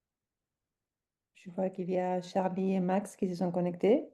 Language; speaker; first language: French; non-native, fluent; Spanish